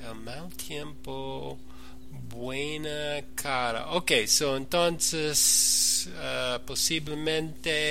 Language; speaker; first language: Spanish; non-native, learner; English